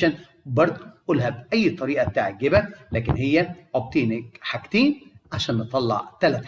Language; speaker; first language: Arabic; native; Arabic